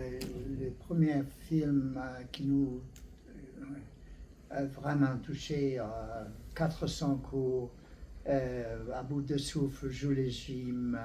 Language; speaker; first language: French; non-native, learner; Hungarian